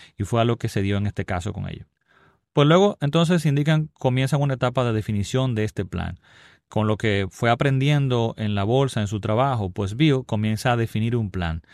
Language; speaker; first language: Spanish; native; Spanish